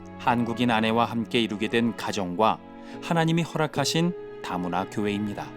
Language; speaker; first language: Korean; native; Korean